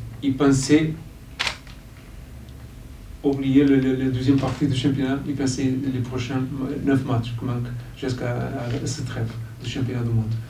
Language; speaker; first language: French; non-native, fluent; Portuguese